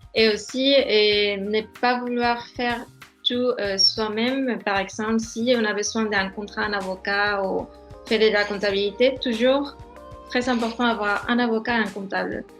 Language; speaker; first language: French; non-native, fluent; Spanish